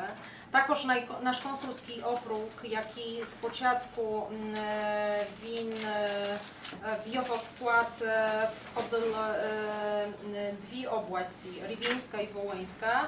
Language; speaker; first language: Ukrainian; non-native, fluent; Polish